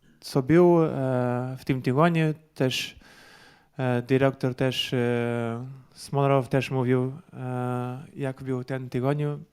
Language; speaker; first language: Polish; non-native, learner; Portuguese